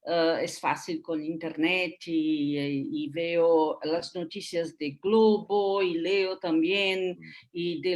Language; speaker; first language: Spanish; non-native, fluent; Portuguese